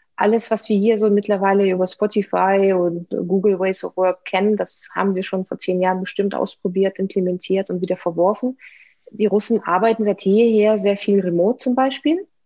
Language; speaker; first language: German; non-native, fluent; Russian